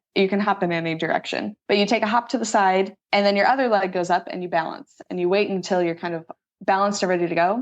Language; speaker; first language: English; native; English